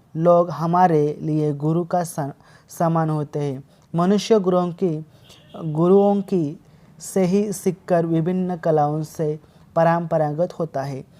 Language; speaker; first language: Hindi; non-native, local second language; Marathi